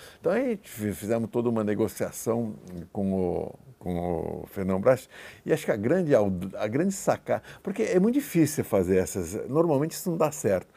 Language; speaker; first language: Portuguese; native; Portuguese